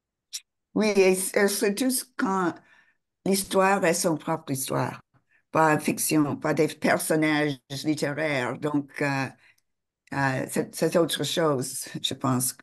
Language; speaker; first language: French; non-native, fluent; English